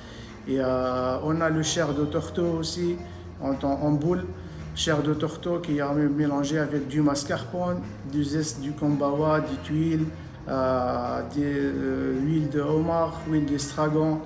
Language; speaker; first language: French; non-native, local second language; Arabic